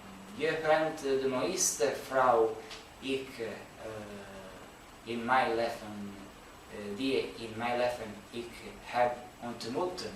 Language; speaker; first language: Dutch; non-native, learner; Italian